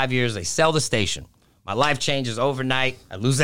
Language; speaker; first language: English; early bilingual, other home language; Greek